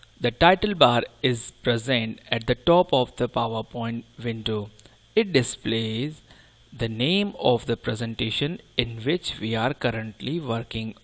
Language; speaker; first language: English; non-native, local second language; Hindi